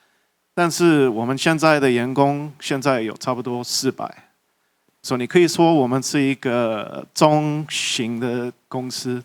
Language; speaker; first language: Chinese; early bilingual, heritage; English